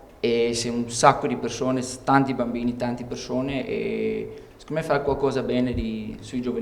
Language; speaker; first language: Italian; non-native, learner; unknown